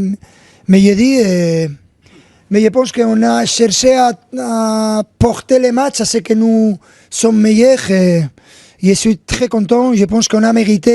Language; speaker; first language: French; non-native, fluent; Spanish